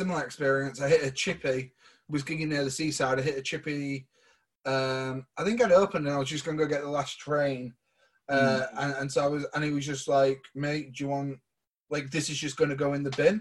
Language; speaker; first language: English; native; English